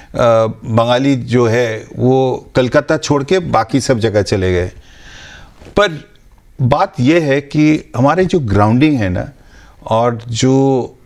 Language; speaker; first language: Hindi; non-native, local second language; Bangla